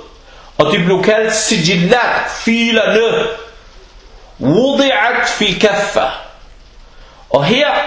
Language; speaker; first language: Danish; non-native, local second language; Arabic